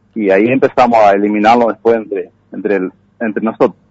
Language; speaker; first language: Spanish; native; Spanish